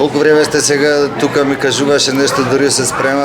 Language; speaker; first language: Macedonian; native; Macedonian